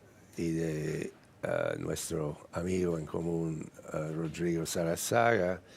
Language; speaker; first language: Spanish; non-native, fluent; English